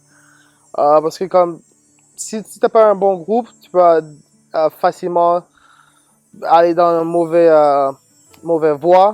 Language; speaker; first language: French; non-native, local second language; English